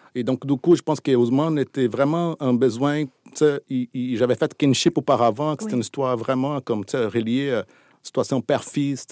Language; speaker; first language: French; non-native, fluent; Portuguese